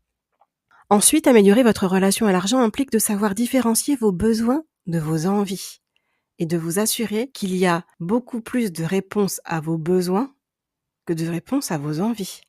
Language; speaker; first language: French; native; French